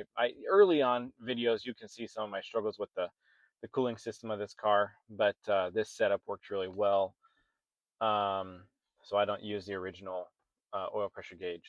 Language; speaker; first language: English; native; English